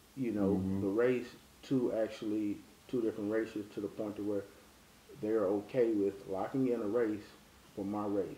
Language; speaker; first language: English; native; English